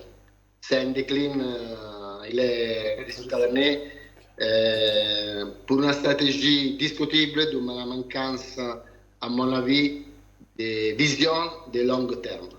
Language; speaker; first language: French; non-native, learner; Italian